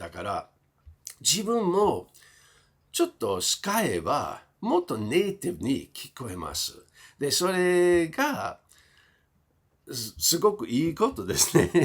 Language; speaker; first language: Japanese; non-native, fluent; English